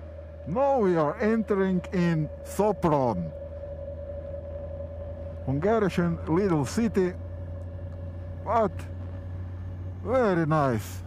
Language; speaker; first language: English; non-native, fluent; Croatian